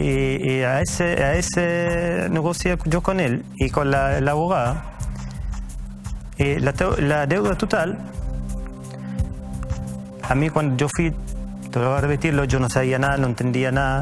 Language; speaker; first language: Spanish; native; Spanish